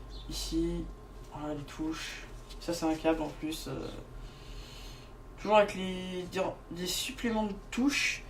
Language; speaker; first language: French; native; French